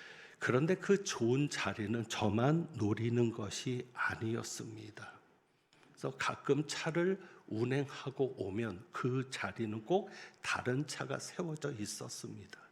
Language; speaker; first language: Korean; native; Korean